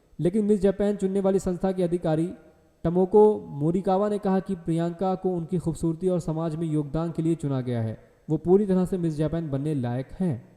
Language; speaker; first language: Hindi; native; Hindi